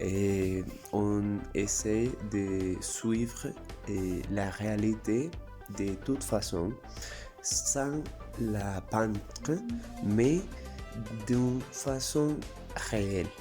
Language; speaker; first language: French; non-native, learner; Spanish